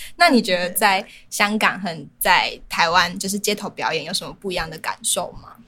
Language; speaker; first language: Chinese; native; Chinese